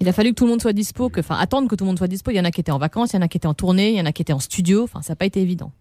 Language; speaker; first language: French; native; French